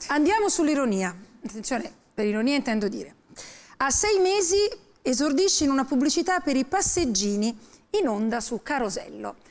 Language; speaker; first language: Italian; native; Italian